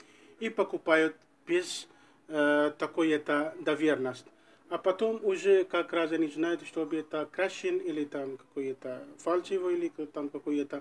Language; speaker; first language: Russian; non-native, learner; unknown